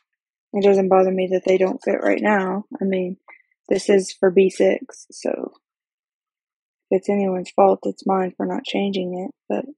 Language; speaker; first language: English; native; English